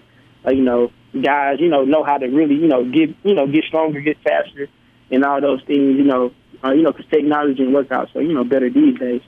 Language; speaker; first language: English; native; English